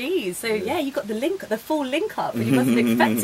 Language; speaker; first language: English; native; English